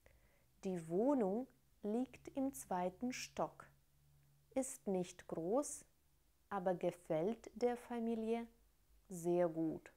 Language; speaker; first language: German; non-native, fluent; Russian